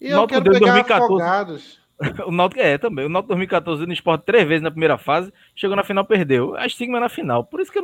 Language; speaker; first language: Portuguese; native; Portuguese